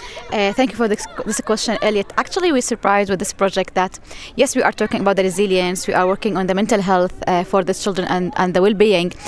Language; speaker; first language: English; non-native, fluent; Arabic